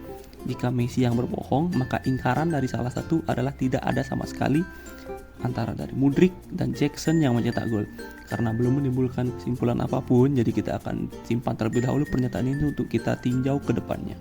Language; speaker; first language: Indonesian; native; Indonesian